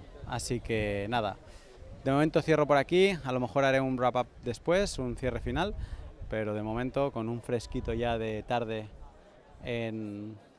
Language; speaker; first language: Spanish; native; Spanish